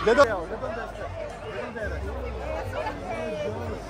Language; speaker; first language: Portuguese; non-native, learner; Russian